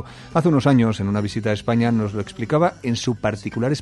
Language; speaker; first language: Spanish; native; Spanish